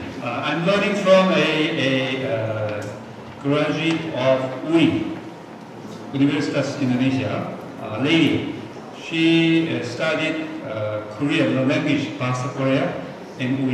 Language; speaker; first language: English; non-native, fluent; Korean